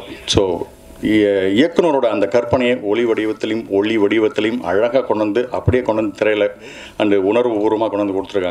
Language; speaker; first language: Tamil; native; Tamil